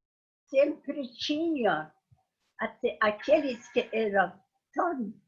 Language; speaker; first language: Portuguese; non-native, fluent; Persian